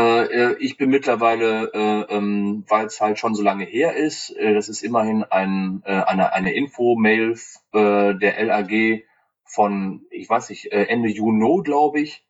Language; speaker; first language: German; native; German